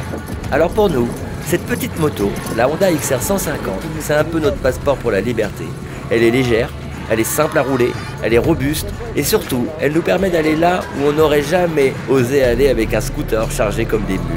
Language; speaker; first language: French; native; French